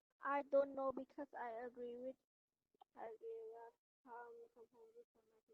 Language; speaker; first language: English; non-native, learner; Vietnamese